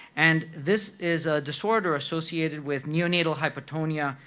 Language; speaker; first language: English; non-native, fluent; Spanish